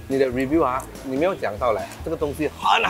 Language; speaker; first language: Chinese; non-native, local second language; Tamil